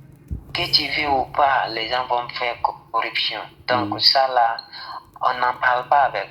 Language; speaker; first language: French; non-native, fluent; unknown